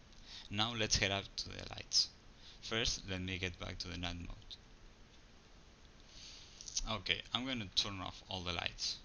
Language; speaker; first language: English; non-native, fluent; Spanish